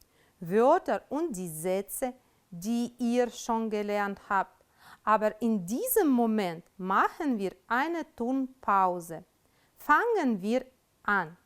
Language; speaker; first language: German; non-native, fluent; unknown